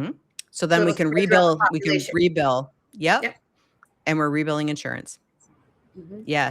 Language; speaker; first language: English; native; English